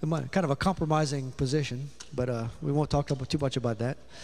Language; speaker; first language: English; native; English